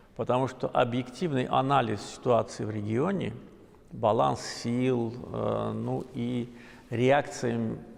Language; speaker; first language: Russian; non-native, local second language; Azerbaijani